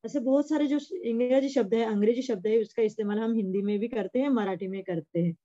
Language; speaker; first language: Hindi; non-native, local second language; Marathi